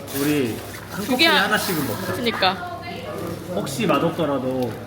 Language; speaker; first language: Korean; native; Korean